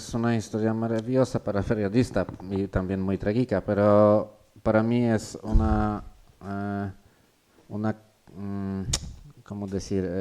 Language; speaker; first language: Spanish; non-native, learner; Polish